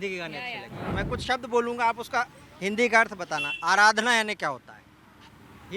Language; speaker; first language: Hindi; native; Hindi